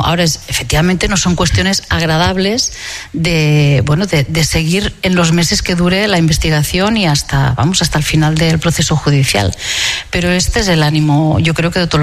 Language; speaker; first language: Spanish; non-native, local second language; Catalan